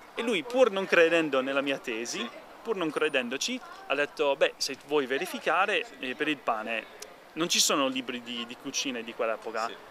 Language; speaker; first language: Italian; non-native, fluent; English